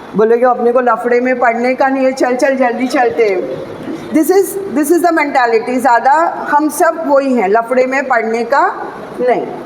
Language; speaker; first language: Hindi; non-native, local second language; Marathi